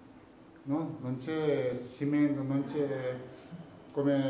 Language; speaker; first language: Italian; non-native, learner; Tibetan